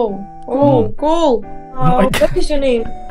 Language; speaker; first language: English; non-native, learner; Russian